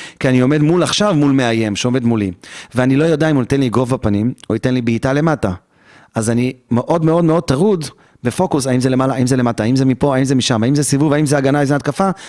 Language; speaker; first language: Hebrew; native; Hebrew